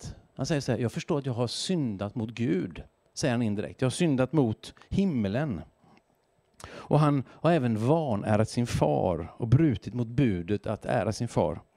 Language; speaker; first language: Swedish; native; Swedish